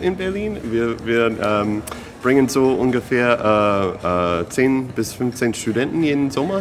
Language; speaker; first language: German; non-native, fluent; English